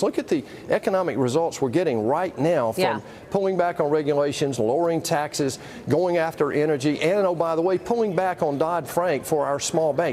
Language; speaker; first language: English; native; English